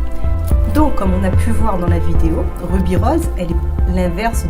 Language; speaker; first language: French; native; French